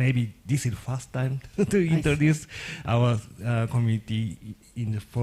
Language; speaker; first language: English; non-native, learner; Japanese